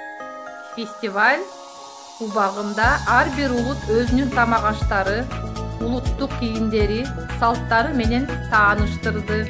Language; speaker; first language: Kyrgyz; non-native, local second language; Russian